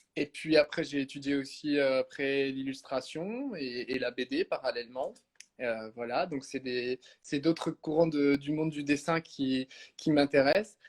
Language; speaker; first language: French; native; French